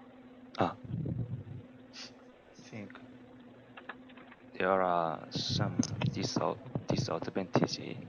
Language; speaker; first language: English; non-native, learner; Korean